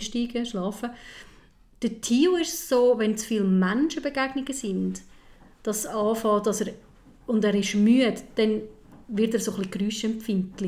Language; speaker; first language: German; native; German